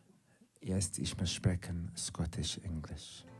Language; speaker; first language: German; non-native, learner; English